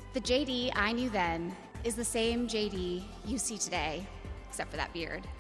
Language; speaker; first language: English; native; English